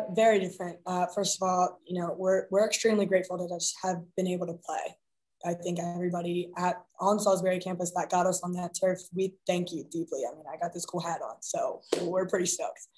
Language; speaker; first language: English; native; English